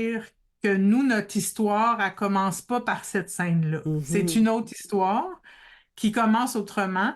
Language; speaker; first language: French; native; French